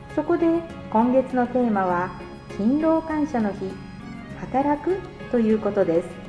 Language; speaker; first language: Japanese; native; Japanese